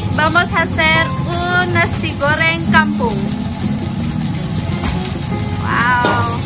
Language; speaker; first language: Spanish; non-native, learner; Indonesian